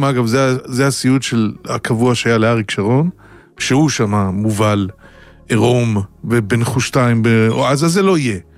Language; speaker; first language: Hebrew; native; Hebrew